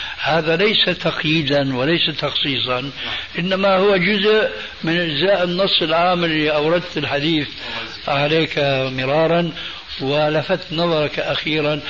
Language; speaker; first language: Arabic; early bilingual, other home language; Albanian